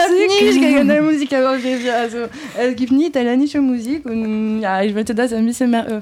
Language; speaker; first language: German; non-native, learner; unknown